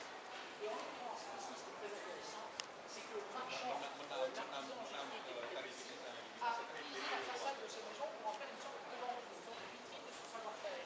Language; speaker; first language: French; native; French